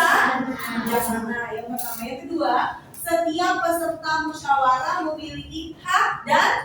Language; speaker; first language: Indonesian; native; Indonesian